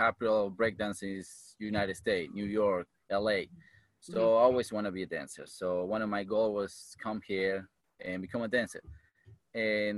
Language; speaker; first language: English; non-native, fluent; Spanish